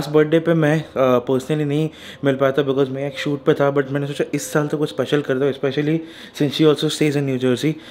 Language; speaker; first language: Hindi; non-native, local second language; Marathi